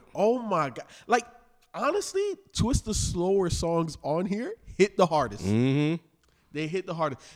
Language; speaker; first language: English; native; English